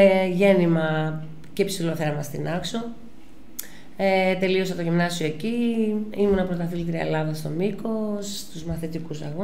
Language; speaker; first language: Greek; native; Greek